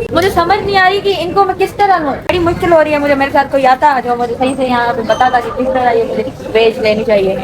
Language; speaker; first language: Urdu; non-native, local second language; Sindhi